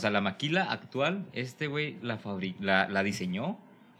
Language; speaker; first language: Spanish; native; Spanish